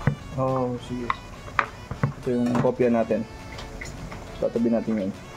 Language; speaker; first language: Filipino; native; Filipino